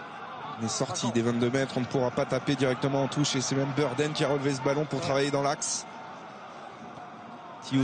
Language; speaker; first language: French; native; French